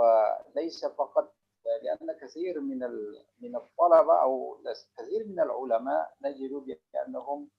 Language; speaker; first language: Arabic; non-native, local second language; Indonesian